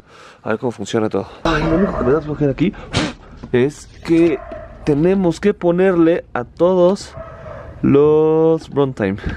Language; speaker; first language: Spanish; native; Spanish